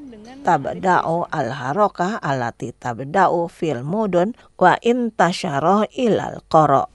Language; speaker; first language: Arabic; non-native, fluent; Indonesian